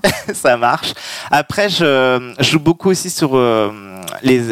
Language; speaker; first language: French; native; French